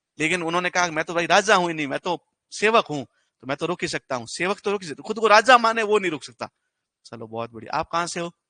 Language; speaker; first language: Hindi; native; Hindi